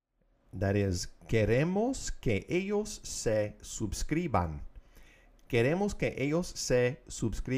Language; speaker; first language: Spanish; non-native, fluent; English